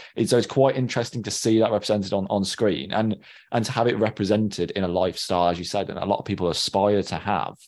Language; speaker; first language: English; native; English